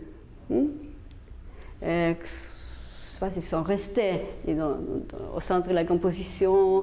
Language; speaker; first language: French; non-native, fluent; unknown